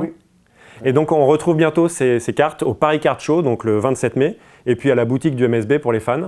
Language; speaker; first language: French; native; French